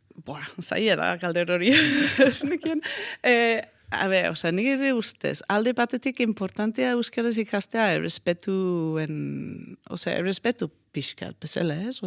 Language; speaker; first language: Basque; non-native, fluent; Danish